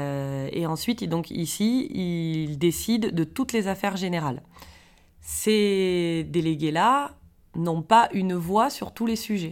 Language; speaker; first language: French; native; French